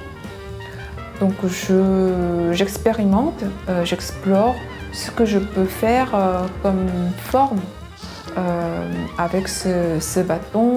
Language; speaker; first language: French; non-native, fluent; Korean